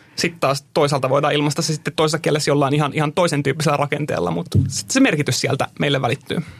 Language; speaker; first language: Finnish; native; Finnish